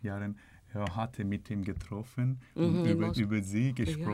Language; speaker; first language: German; non-native, learner; Korean